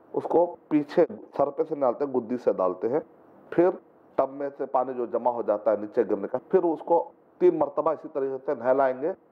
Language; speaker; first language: Urdu; native; Urdu